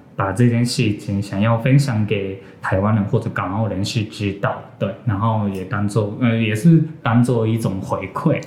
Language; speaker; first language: Chinese; non-native, fluent; Japanese